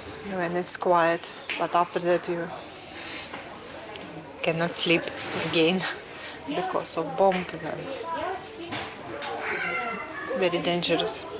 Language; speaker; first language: English; non-native, learner; Russian